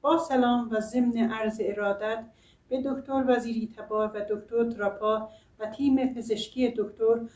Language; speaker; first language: Persian; non-native, local second language; Azerbaijani